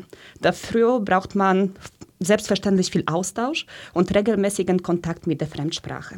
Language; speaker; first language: German; early bilingual, other home language; Polish